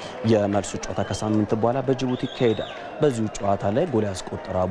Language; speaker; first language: Amharic; native; Amharic